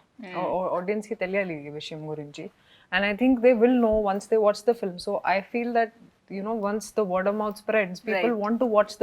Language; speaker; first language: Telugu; non-native, local second language; Hindi